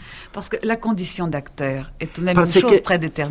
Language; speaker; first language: French; native; French